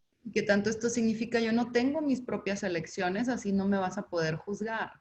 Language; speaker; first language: Spanish; native; Spanish